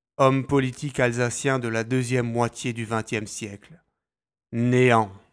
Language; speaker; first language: French; native; French